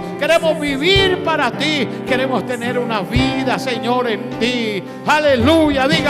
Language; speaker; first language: Spanish; native; Spanish